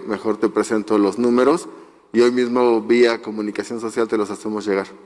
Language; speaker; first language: Spanish; native; Spanish